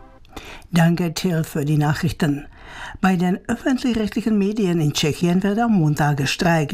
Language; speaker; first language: German; non-native, fluent; Czech